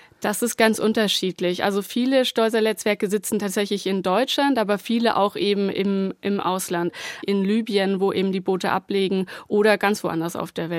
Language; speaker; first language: German; native; German